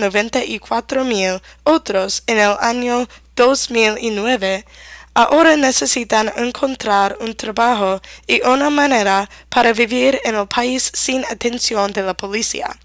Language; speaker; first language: Spanish; non-native, learner; English